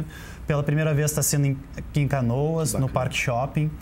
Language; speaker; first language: Portuguese; native; Portuguese